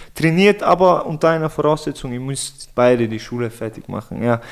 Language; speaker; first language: German; native; German